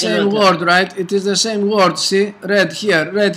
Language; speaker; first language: English; non-native, fluent; Greek